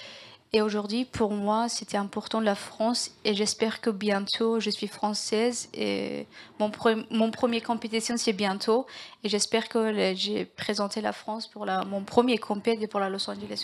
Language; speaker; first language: French; non-native, learner; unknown